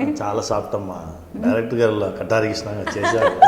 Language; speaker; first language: Telugu; non-native, local second language; Tamil